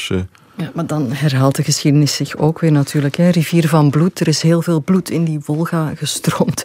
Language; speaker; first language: Dutch; native; Dutch